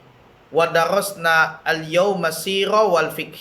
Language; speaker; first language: Arabic; non-native, fluent; Indonesian